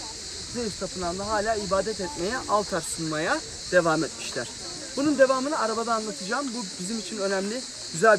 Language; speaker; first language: Turkish; native; Turkish